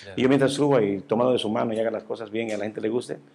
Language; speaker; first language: Spanish; native; Spanish